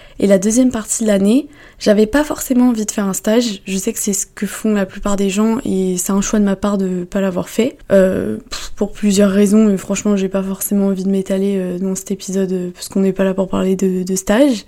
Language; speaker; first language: French; native; French